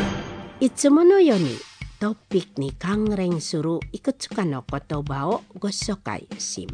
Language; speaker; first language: Japanese; non-native, learner; Indonesian